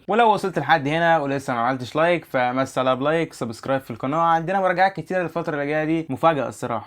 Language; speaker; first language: Arabic; native; Arabic